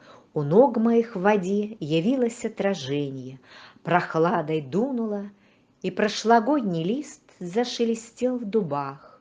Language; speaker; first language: Russian; native; Russian